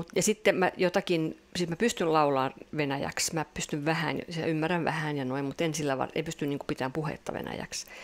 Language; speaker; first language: Finnish; non-native, local second language; Swedish